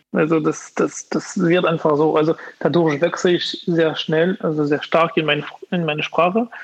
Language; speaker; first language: German; non-native, fluent; French